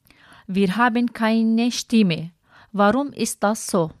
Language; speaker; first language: German; non-native, learner; Arabic